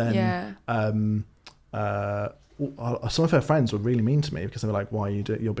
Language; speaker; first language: English; native; English